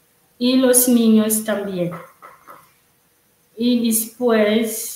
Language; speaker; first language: Spanish; non-native, learner; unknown